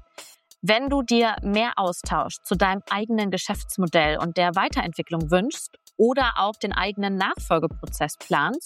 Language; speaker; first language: German; native; German